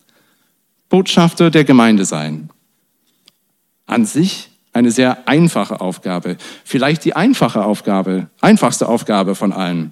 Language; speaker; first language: German; non-native, fluent; English